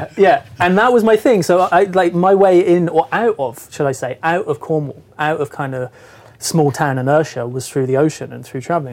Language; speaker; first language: English; native; English